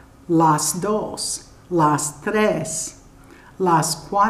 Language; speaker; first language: Spanish; non-native, fluent; English